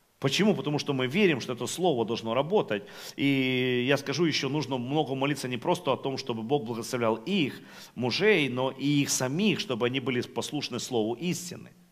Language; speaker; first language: Russian; non-native, local second language; Ukrainian